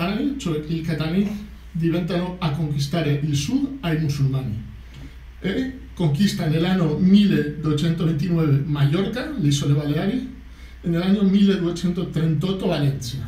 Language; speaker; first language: Italian; non-native, fluent; Catalan